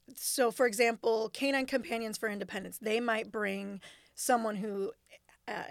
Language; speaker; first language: English; native; English